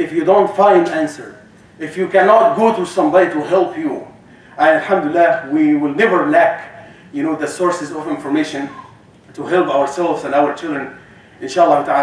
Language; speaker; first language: English; non-native, fluent; Arabic